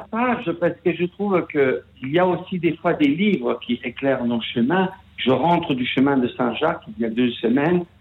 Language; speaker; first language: French; non-native, fluent; Italian